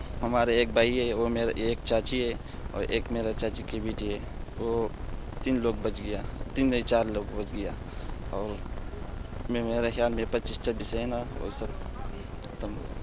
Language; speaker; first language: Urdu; non-native, local second language; Pashto